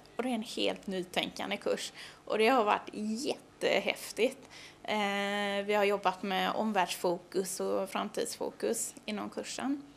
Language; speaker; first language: Swedish; native; Swedish